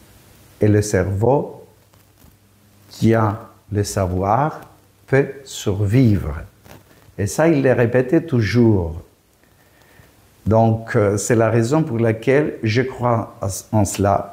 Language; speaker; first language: French; non-native, fluent; Greek